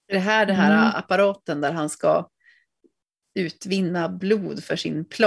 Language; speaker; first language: Swedish; native; Swedish